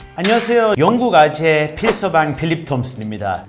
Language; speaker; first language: Korean; non-native, fluent; English